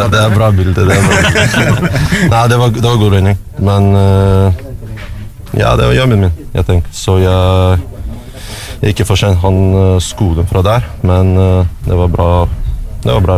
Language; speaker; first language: Norwegian; non-native, fluent; Russian